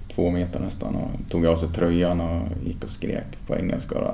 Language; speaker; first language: Swedish; native; Swedish